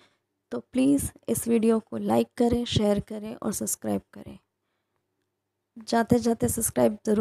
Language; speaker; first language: Hindi; native; Hindi